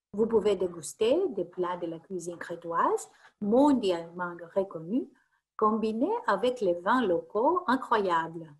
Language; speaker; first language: French; non-native, fluent; Greek